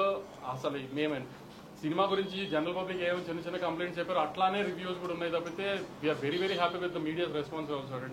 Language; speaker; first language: Telugu; native; Telugu